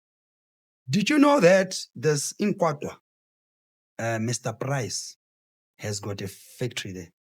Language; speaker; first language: English; non-native, local second language; Southern Sotho